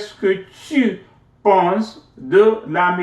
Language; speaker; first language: French; non-native, fluent; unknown